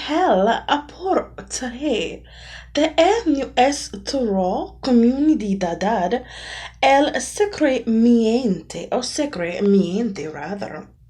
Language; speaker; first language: Spanish; non-native, learner; English